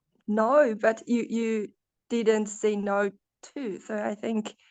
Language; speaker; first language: English; non-native, learner; Chinese